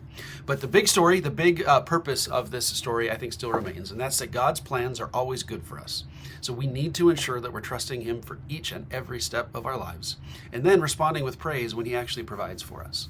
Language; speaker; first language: English; native; English